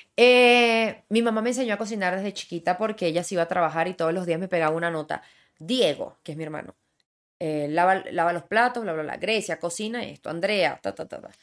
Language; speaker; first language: Spanish; native; Spanish